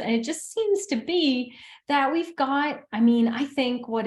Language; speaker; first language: English; native; English